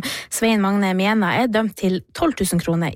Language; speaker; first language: Norwegian; native; Norwegian